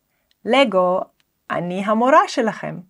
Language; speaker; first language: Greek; non-native, fluent; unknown